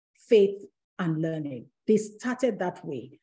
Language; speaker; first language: English; non-native, local second language; Yoruba